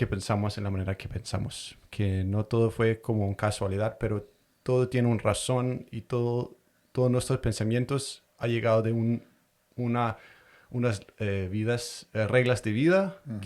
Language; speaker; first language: Spanish; non-native, fluent; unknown